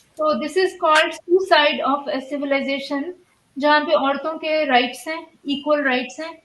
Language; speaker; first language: Urdu; native; Urdu